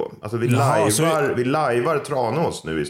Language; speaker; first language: Swedish; native; Swedish